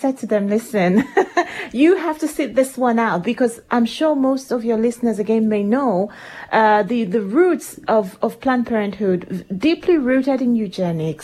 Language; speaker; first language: English; non-native, local second language; Igbo